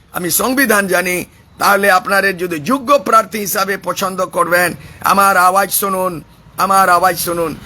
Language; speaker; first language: Bangla; non-native, local second language; Santali